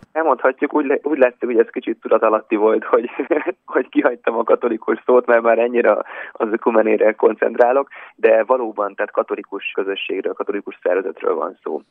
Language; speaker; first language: Hungarian; native; Hungarian